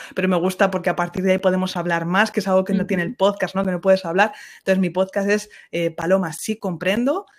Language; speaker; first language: Spanish; native; Spanish